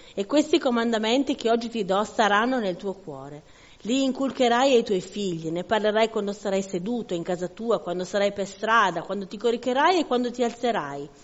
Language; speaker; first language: Italian; native; Italian